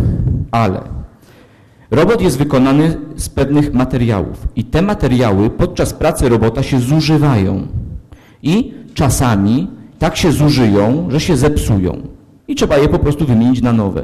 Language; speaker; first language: Polish; native; Polish